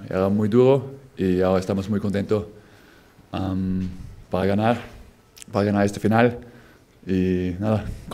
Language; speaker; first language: Spanish; non-native, fluent; German